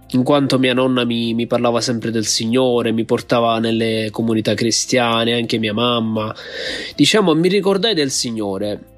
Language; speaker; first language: Italian; native; Italian